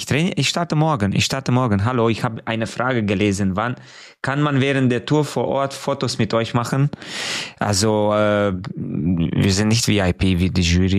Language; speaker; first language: German; non-native, fluent; Hungarian